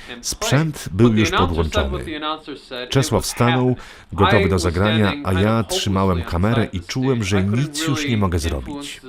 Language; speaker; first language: Polish; non-native, fluent; English